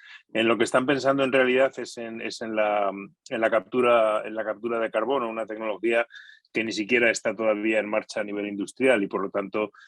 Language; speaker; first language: Spanish; native; Spanish